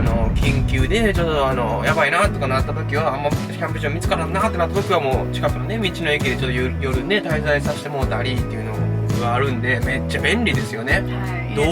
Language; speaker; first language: Japanese; native; Japanese